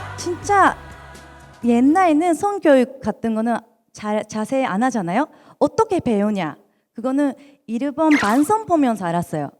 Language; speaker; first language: Korean; non-native, fluent; Japanese